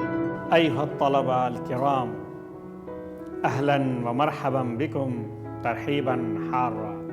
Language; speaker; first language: Arabic; non-native, fluent; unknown